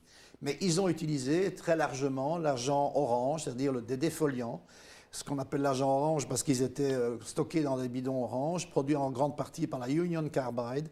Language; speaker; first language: French; native; French